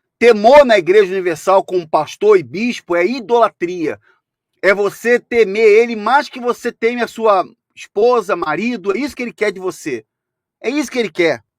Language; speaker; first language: Portuguese; native; Portuguese